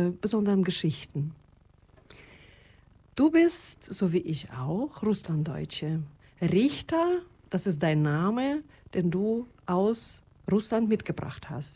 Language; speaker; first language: German; non-native, fluent; Russian